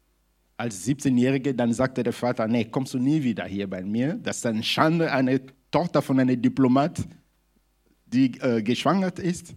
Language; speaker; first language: German; non-native, fluent; Lingala